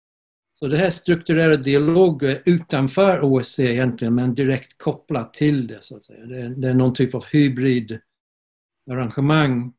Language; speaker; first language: Swedish; non-native, fluent; English